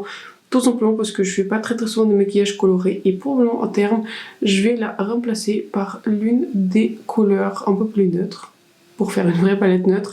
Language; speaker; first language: French; native; French